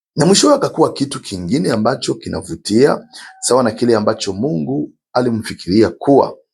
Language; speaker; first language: Swahili; non-native, local second language; Rundi